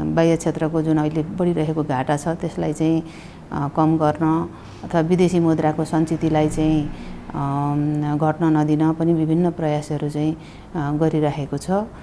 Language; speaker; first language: Nepali; native; Nepali